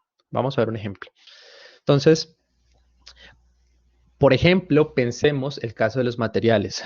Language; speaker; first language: Spanish; native; Spanish